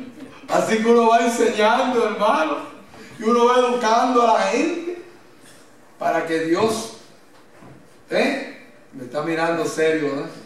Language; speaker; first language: Spanish; native; Spanish